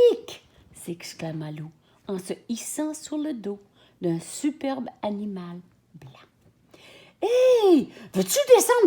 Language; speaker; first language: French; native; French